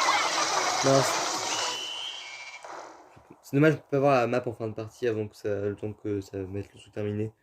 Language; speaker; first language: French; native; French